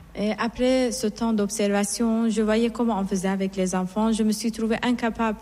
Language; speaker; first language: French; non-native, fluent; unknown